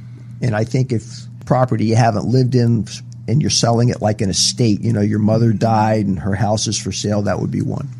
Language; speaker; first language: English; native; English